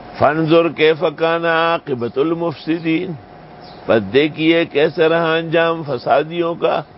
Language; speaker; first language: Urdu; non-native, local second language; Pashto